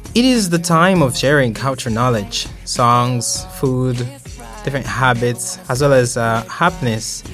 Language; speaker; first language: English; non-native, local second language; Nyanja